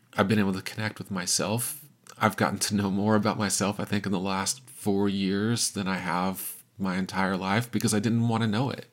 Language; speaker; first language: English; native; English